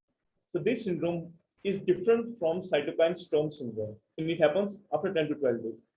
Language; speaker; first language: English; non-native, local second language; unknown